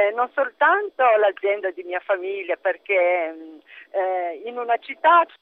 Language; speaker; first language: Italian; non-native, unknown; Malagasy